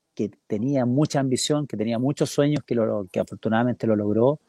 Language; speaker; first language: Spanish; native; Spanish